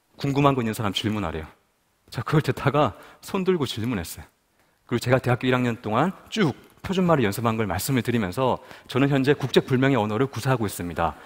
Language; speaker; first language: Korean; native; Korean